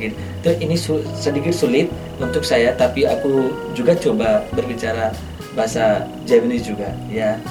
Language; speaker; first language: Indonesian; non-native, learner; Hindi